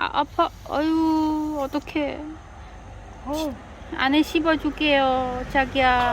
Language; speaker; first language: Korean; non-native, learner; Vietnamese